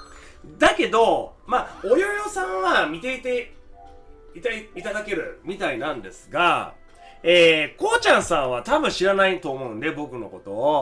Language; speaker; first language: Japanese; native; Japanese